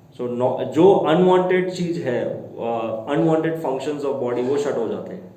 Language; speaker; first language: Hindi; non-native, local second language; Gujarati